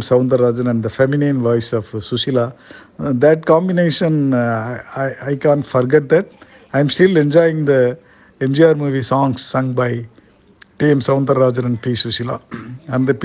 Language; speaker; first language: English; non-native, local second language; Tamil